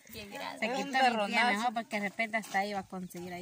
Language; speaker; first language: Spanish; native; Spanish